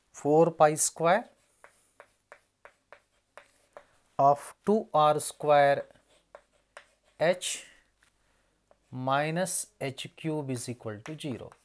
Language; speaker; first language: English; non-native, local second language; Telugu